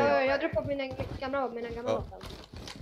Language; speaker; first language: Swedish; early bilingual, other home language; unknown